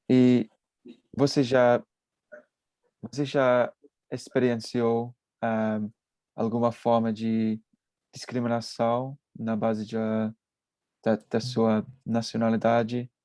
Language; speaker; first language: Portuguese; non-native, learner; English